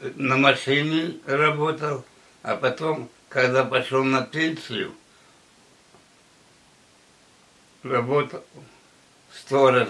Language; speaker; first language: Russian; non-native, local second language; Ukrainian